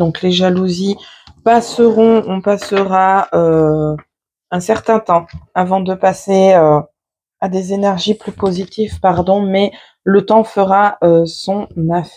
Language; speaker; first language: French; native; French